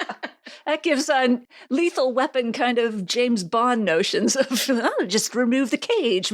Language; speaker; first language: English; native; English